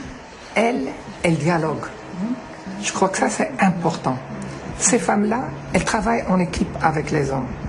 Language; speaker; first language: French; non-native, local second language; Arabic